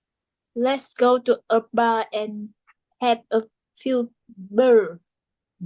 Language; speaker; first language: English; non-native, learner; Vietnamese